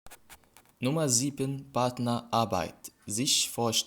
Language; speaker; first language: German; non-native, fluent; Arabic